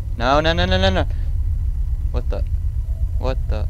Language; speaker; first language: English; native; English